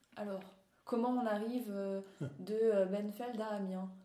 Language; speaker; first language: French; native; French